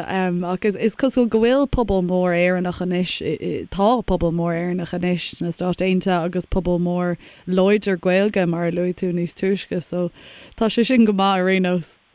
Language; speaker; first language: Irish; non-native, local second language; English